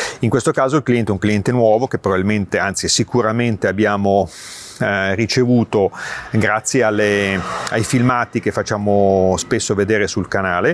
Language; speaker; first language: Italian; native; Italian